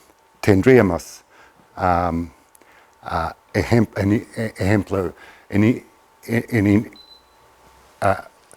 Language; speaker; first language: Spanish; non-native, fluent; English